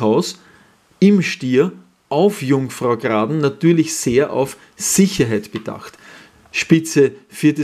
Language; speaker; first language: German; native; German